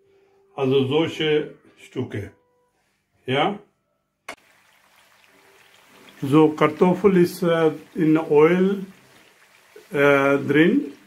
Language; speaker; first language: German; non-native, learner; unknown